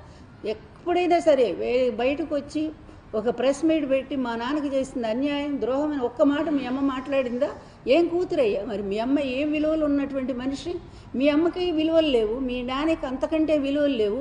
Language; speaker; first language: Telugu; native; Telugu